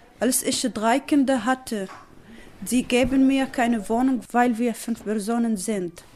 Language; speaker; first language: German; non-native, learner; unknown